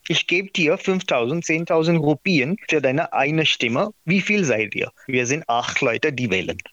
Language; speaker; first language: German; non-native, learner; Marathi